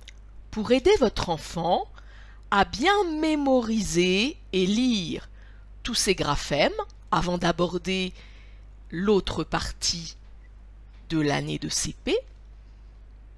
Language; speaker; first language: French; native; French